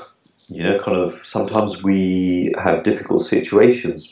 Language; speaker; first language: English; native; English